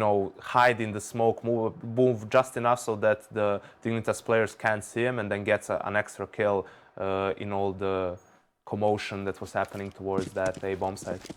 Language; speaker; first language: English; non-native, fluent; Danish